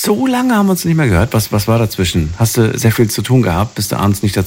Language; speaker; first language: German; native; German